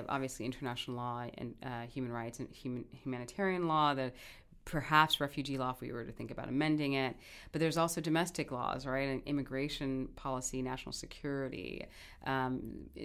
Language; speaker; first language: English; native; English